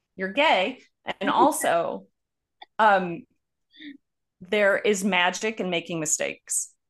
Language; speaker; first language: English; native; English